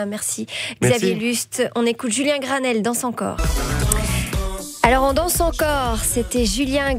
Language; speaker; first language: French; native; French